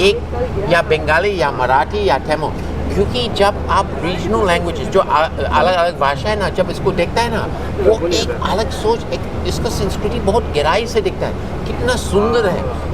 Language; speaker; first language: Hindi; non-native, learner; English